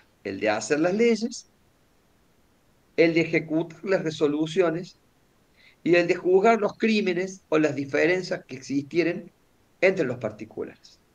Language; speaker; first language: Spanish; native; Spanish